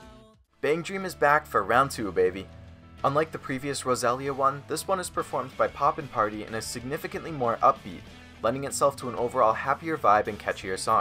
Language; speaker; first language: English; native; English